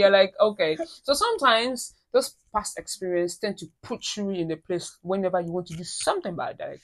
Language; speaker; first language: English; non-native, local second language; Yoruba